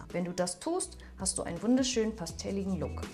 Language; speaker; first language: German; native; German